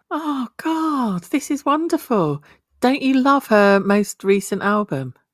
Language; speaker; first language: English; native; English